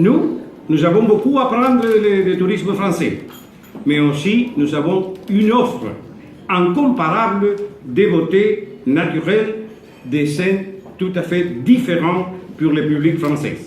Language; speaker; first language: French; non-native, fluent; Spanish